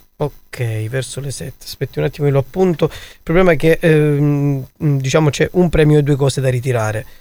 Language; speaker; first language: Italian; native; Italian